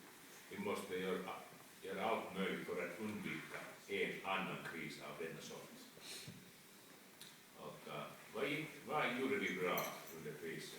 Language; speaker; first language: Swedish; non-native, fluent; Finnish